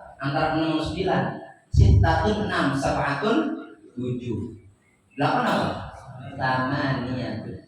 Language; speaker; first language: Indonesian; native; Indonesian